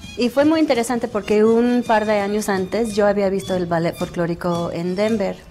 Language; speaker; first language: Spanish; early bilingual, heritage; Spanish